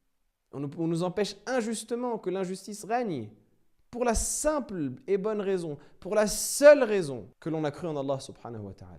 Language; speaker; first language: French; native; French